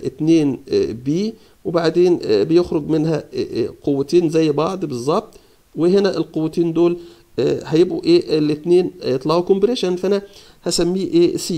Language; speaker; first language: Arabic; native; Arabic